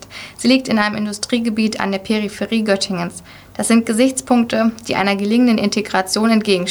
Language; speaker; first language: German; native; German